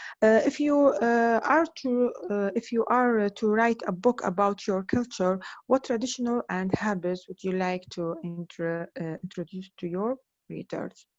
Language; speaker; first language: English; non-native, learner; Arabic